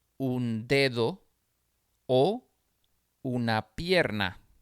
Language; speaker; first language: Spanish; non-native, fluent; English